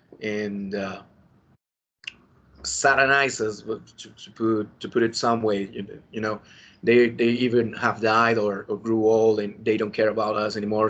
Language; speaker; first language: English; non-native, fluent; Spanish